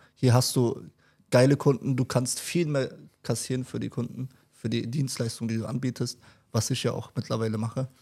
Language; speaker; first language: German; early bilingual, other home language; Turkish